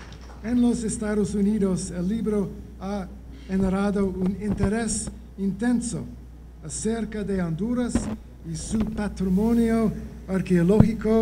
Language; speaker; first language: Spanish; non-native, learner; English